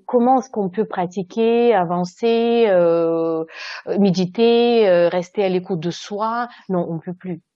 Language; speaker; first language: French; non-native, fluent; Russian